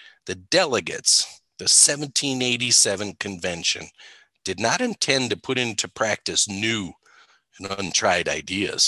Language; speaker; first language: English; native; English